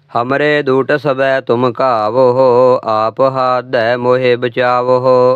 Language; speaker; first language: Hindi; non-native, local second language; Punjabi